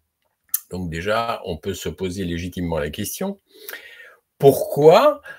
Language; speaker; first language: French; native; French